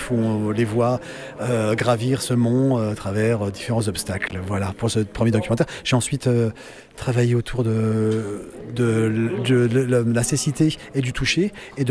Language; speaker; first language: French; native; French